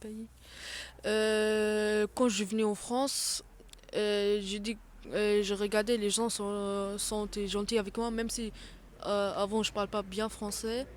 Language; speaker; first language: French; non-native, local second language; Arabic